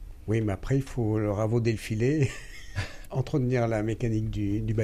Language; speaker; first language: French; native; French